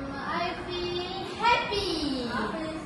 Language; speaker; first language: English; non-native, learner; Malay